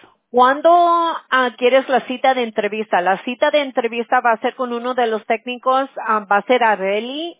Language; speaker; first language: Spanish; early bilingual, heritage; Spanish